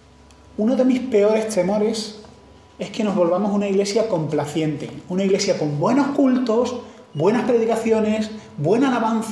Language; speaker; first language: Spanish; native; Spanish